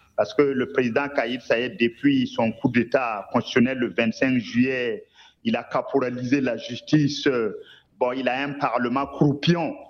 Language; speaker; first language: French; non-native, local second language; Mossi